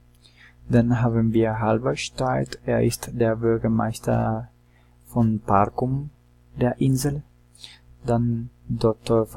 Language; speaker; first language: German; non-native, learner; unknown